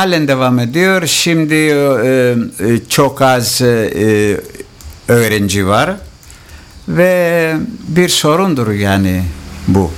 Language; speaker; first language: Turkish; non-native, local second language; Greek